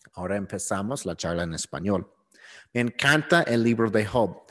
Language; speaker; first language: Spanish; non-native, learner; English